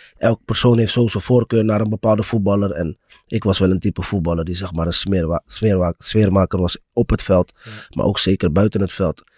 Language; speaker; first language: Dutch; native; Dutch